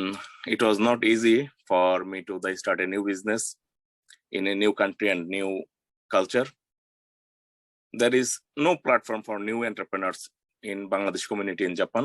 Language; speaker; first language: English; non-native, learner; Bangla